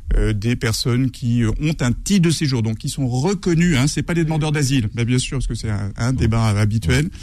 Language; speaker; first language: French; native; French